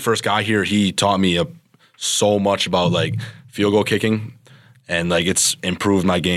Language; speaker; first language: English; early bilingual, other home language; Serbian